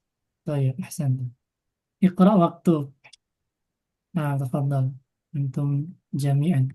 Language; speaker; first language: Arabic; non-native, fluent; Indonesian